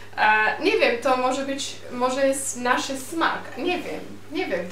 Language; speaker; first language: Polish; non-native, learner; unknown